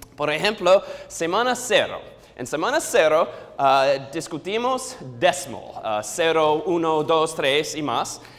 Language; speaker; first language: Spanish; non-native, learner; English